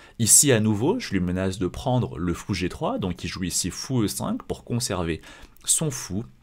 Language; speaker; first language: French; native; French